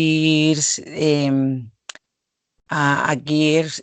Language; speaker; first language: English; non-native, learner; Spanish